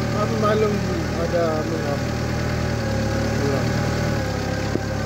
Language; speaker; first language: Arabic; non-native, learner; Filipino